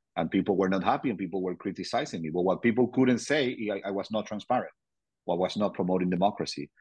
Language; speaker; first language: English; non-native, fluent; Spanish